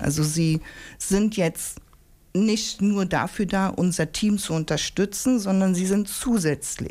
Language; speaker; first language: German; native; German